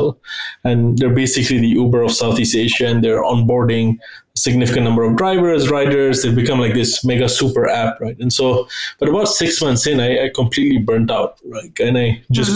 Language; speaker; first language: English; native; English